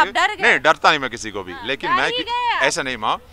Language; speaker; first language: Hindi; non-native, local second language; Bangla